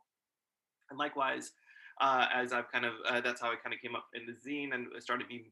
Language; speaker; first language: English; early bilingual, other home language; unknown